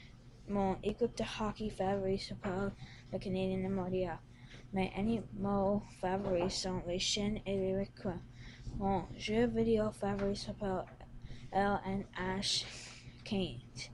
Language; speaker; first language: French; non-native, learner; English